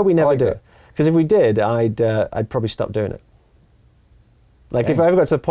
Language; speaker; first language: English; native; English